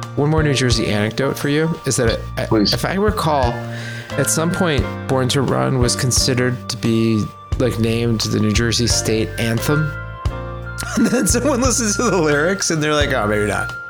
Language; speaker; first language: English; native; English